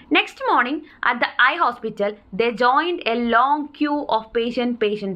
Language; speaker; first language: English; non-native, local second language; Malayalam